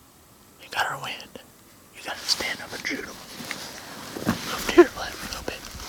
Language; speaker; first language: English; native; English